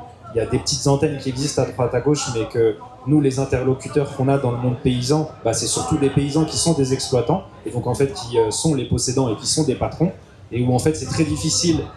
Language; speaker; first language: French; native; French